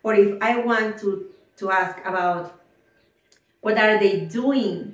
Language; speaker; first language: English; non-native, fluent; Spanish